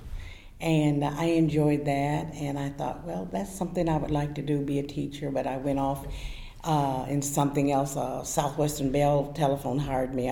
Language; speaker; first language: English; native; English